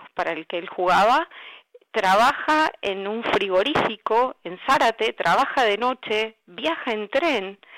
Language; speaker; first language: Spanish; native; Spanish